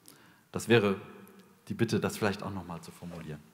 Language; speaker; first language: German; native; German